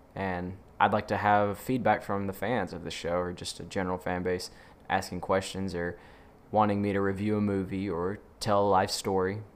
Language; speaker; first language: English; native; English